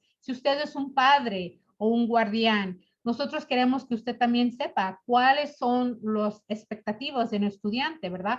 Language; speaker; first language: Spanish; early bilingual, other home language; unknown